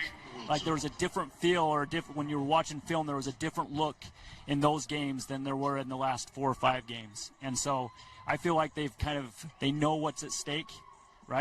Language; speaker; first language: English; native; English